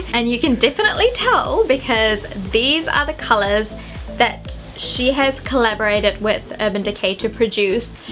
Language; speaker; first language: English; early bilingual, other home language; Sinhala